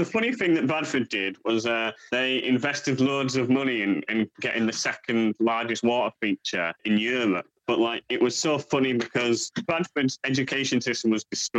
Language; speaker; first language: English; native; English